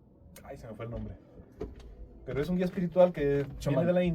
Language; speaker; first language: Spanish; native; Spanish